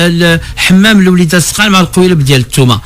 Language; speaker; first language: Arabic; native; Arabic